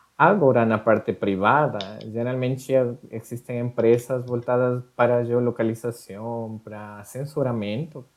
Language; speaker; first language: Portuguese; non-native, fluent; Spanish